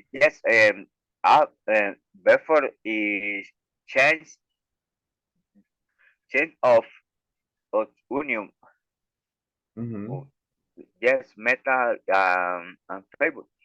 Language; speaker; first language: English; non-native, learner; Spanish